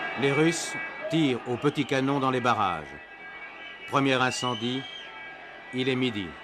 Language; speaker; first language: French; native; French